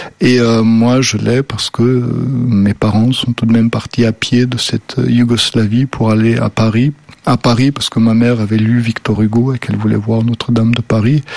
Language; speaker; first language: French; early bilingual, other home language; Slovenian